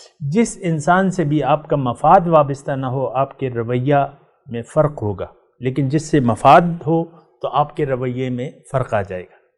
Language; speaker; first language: Urdu; non-native, local second language; Pashto